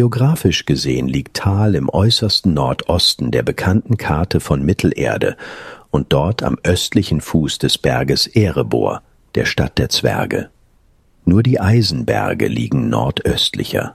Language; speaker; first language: German; native; German